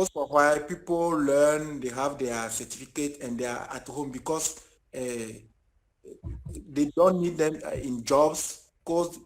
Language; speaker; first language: English; non-native, learner; French